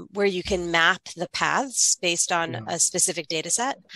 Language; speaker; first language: English; native; English